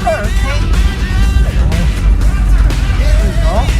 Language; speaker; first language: Chinese; native; Chinese